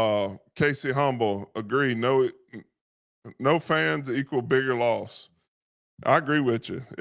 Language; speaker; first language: English; native; English